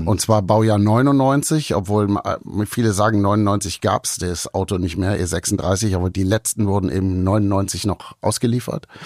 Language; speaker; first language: German; native; German